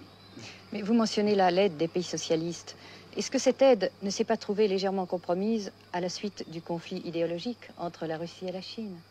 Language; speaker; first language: French; native; French